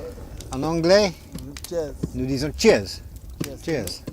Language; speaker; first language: French; non-native, learner; English